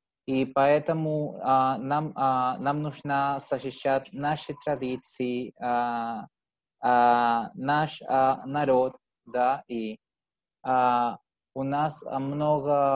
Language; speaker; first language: Russian; non-native, learner; Spanish